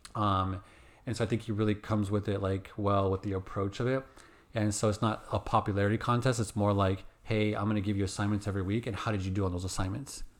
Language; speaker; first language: English; native; English